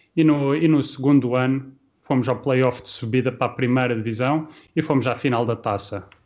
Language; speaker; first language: Portuguese; early bilingual, heritage; Portuguese